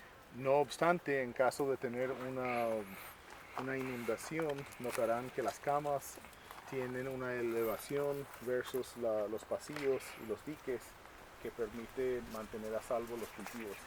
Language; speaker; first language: Spanish; native; Spanish